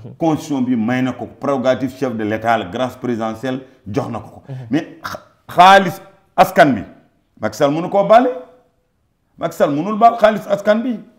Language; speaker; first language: Wolof; non-native, local second language; Fula